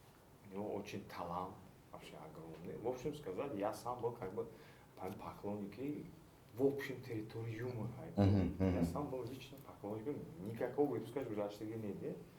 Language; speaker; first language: Russian; non-native, local second language; Tajik